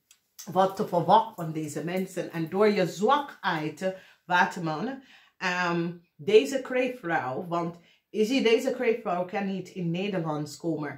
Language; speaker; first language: Dutch; non-native, learner; English